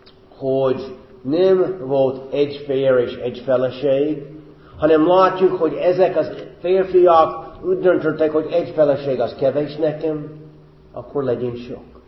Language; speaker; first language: Hungarian; non-native, fluent; English